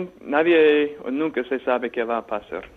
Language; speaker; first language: Spanish; non-native, fluent; English